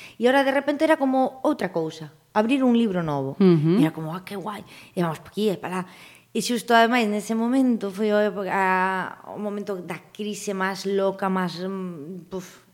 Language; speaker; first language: Galician; native; Galician